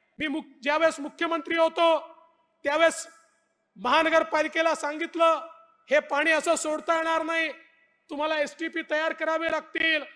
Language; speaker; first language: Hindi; non-native, local second language; Marathi